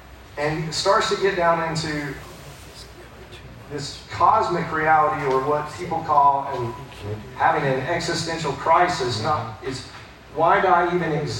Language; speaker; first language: English; native; English